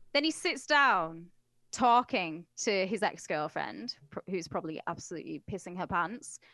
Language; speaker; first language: English; native; English